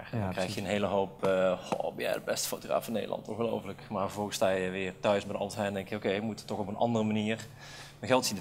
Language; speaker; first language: Dutch; native; Dutch